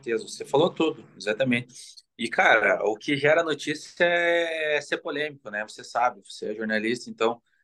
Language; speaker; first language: Portuguese; native; Portuguese